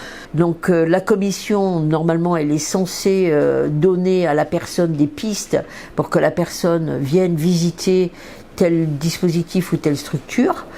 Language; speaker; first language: French; native; French